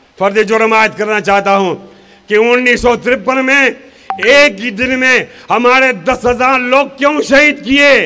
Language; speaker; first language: Urdu; non-native, local second language; Pashto